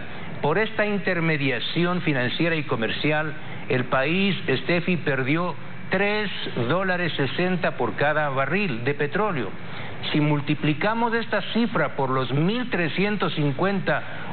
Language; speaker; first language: Spanish; native; Spanish